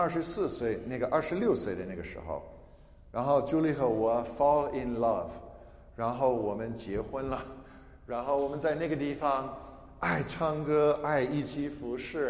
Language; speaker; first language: Chinese; non-native, fluent; English